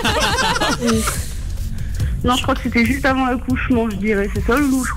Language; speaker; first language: French; native; French